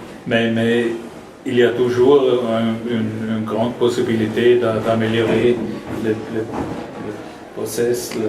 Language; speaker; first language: French; non-native, learner; German